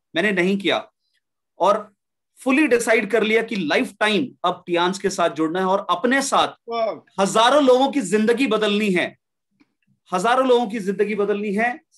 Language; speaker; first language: Hindi; native; Hindi